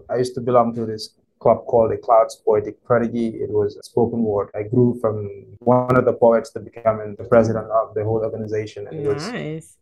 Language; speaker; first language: English; non-native, local second language; Krio